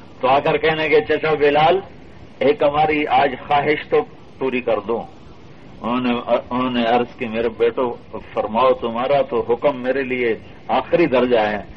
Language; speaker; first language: Urdu; non-native, local second language; Punjabi